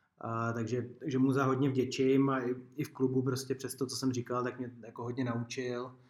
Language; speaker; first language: Czech; native; Czech